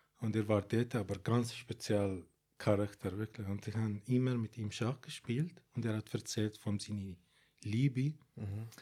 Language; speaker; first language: German; non-native, fluent; Arabic